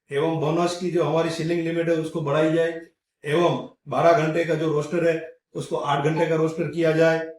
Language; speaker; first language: Hindi; non-native, local second language; Gujarati